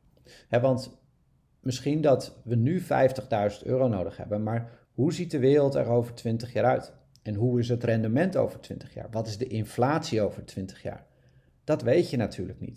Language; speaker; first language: Dutch; native; Dutch